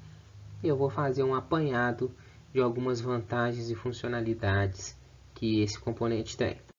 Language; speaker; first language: Portuguese; native; Portuguese